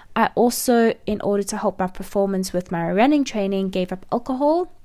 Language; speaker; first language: English; native; English